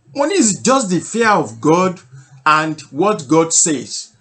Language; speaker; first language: English; non-native, local second language; Yoruba